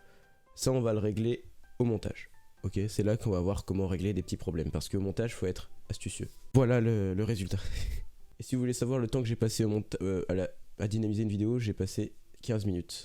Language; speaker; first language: French; native; French